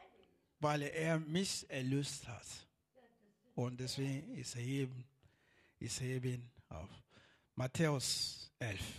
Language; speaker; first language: German; non-native, learner; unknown